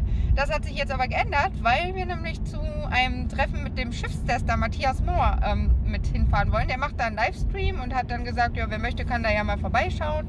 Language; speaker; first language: German; native; German